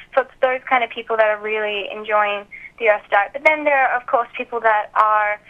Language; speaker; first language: English; native; English